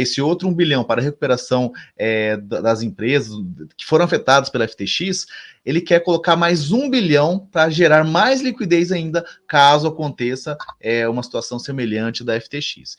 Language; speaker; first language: Portuguese; native; Portuguese